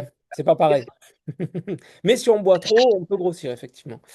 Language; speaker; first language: French; native; French